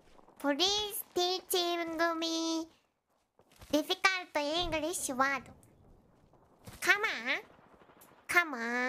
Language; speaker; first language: English; non-native, learner; Japanese